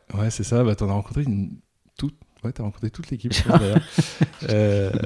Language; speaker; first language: French; native; French